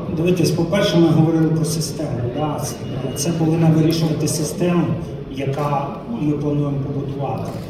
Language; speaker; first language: Ukrainian; non-native, local second language; Russian